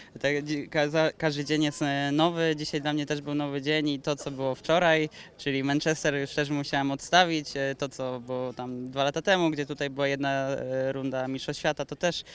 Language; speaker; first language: Polish; native; Polish